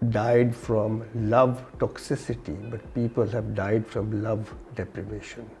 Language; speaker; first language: English; non-native, local second language; Urdu